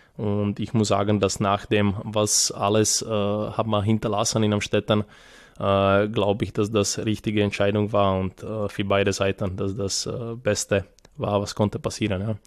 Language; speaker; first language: German; non-native, fluent; Serbian